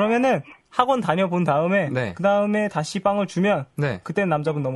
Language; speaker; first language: Korean; native; Korean